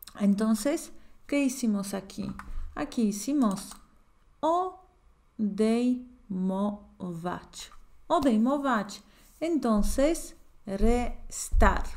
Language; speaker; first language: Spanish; non-native, fluent; Polish